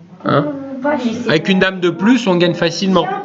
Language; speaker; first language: French; native; French